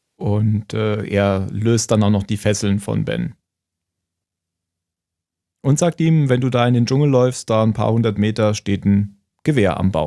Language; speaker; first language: German; native; German